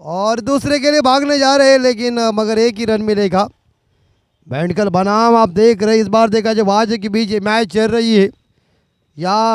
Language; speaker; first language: Hindi; non-native, local second language; Marathi